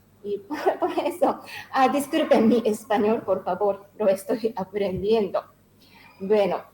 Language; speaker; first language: Spanish; non-native, learner; Japanese